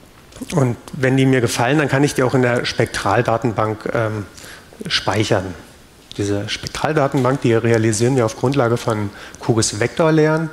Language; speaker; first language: German; native; German